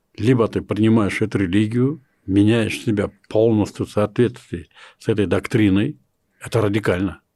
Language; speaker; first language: Russian; non-native, local second language; Kyrgyz